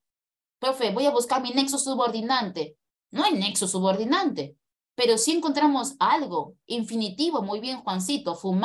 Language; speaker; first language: Spanish; native; Spanish